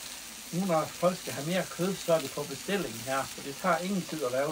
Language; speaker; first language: Danish; native; Danish